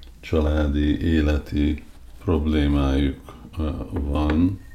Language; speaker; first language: Hungarian; early bilingual, heritage; Hungarian